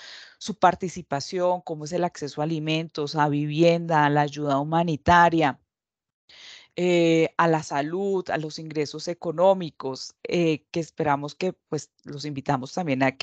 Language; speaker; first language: Spanish; native; Spanish